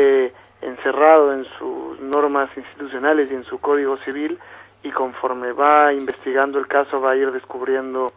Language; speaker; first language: Spanish; native; Spanish